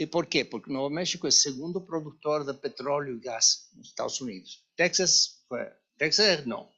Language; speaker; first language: Portuguese; non-native, learner; Spanish